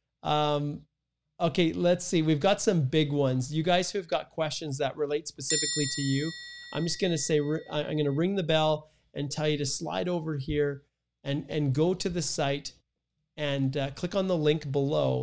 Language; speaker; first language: English; native; English